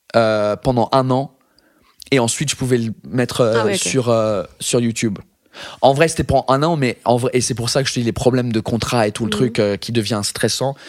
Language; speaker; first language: French; non-native, fluent; English